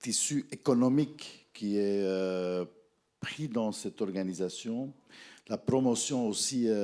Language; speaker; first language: French; non-native, fluent; Dutch